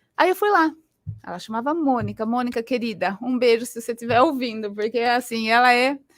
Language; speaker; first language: Portuguese; early bilingual, other home language; Spanish